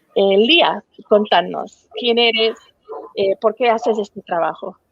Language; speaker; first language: Spanish; non-native, fluent; English